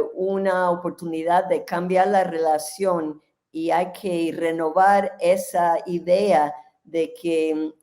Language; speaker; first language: Spanish; non-native, fluent; English